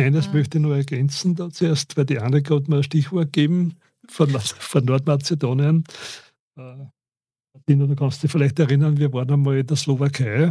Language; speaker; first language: German; native; German